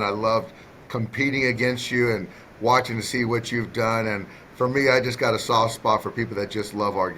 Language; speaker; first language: English; native; English